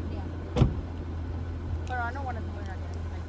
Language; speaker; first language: English; non-native, learner; Spanish